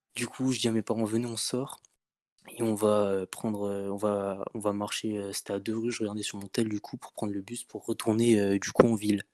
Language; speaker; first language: French; native; French